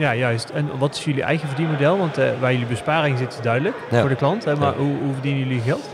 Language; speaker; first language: Dutch; native; Dutch